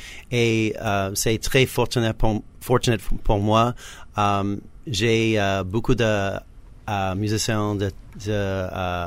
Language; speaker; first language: French; non-native, learner; English